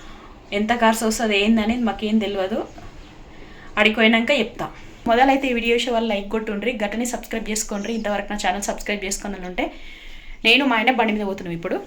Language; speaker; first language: Telugu; native; Telugu